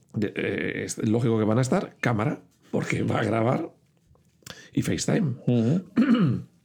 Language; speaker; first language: Spanish; native; Spanish